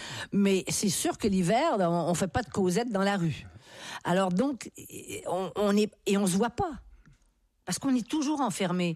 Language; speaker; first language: French; native; French